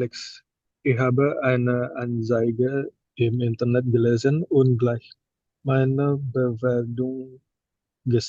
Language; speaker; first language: German; non-native, learner; Indonesian